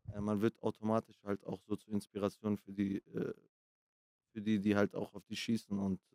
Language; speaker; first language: German; early bilingual, other home language; Kurdish